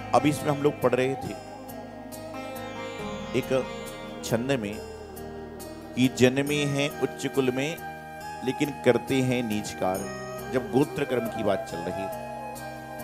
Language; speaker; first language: Hindi; native; Hindi